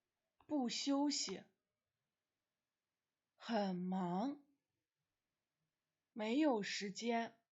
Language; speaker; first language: Chinese; non-native, fluent; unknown